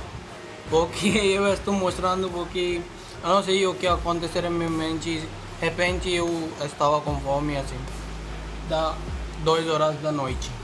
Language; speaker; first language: Portuguese; non-native, learner; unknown